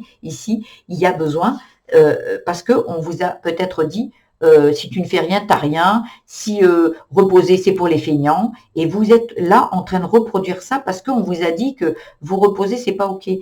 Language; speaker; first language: French; native; French